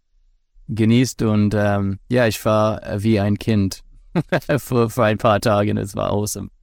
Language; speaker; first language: German; non-native, learner; English